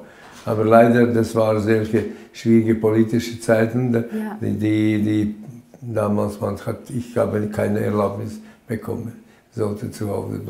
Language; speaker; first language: German; non-native, fluent; Latvian